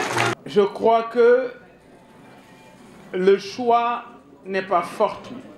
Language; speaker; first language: French; non-native, local second language; Wolof